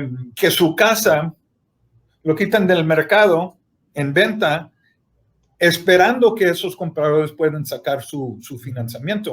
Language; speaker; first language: Spanish; early bilingual, heritage; Spanish